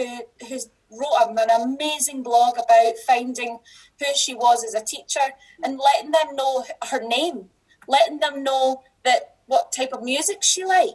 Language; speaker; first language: English; native; English